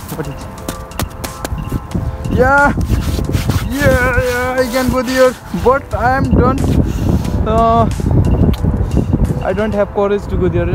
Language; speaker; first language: English; non-native, learner; Nepali